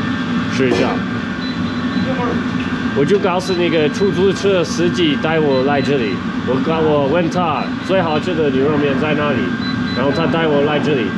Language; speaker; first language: Chinese; non-native, fluent; English